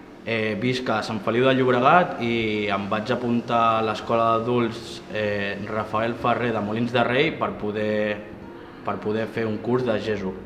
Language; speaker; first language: Catalan; non-native, fluent; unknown